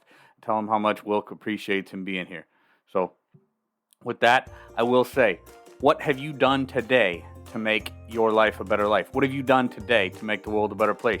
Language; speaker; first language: English; native; English